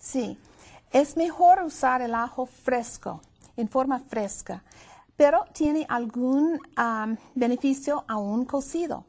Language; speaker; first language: Spanish; non-native, fluent; English